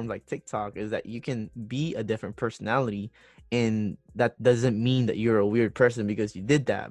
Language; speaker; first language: English; non-native, local second language; Filipino